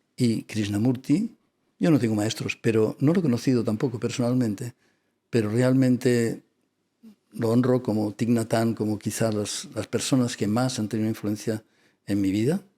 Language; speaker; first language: Spanish; non-native, local second language; Catalan